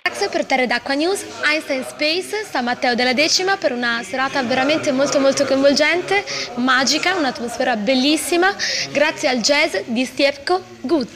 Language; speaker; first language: Italian; native; Italian